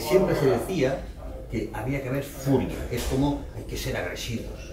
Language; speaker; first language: Spanish; native; Spanish